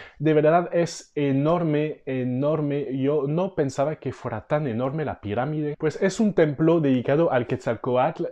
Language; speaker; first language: Spanish; non-native, fluent; French